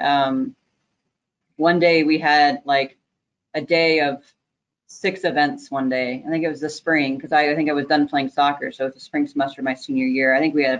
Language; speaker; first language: English; native; English